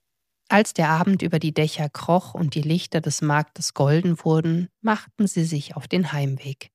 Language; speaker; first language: German; native; German